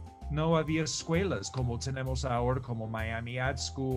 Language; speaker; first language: Spanish; non-native, fluent; English